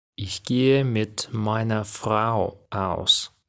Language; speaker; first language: German; non-native, fluent; Ukrainian